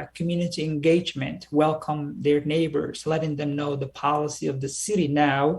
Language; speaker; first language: English; early bilingual, other home language; Somali